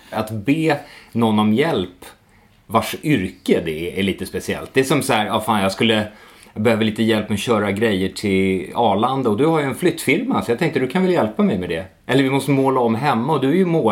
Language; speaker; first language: Swedish; native; Swedish